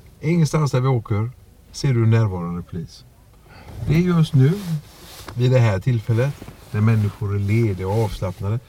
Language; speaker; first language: Swedish; native; Swedish